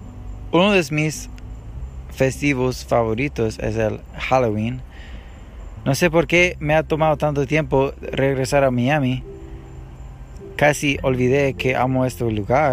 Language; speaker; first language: Spanish; non-native, learner; English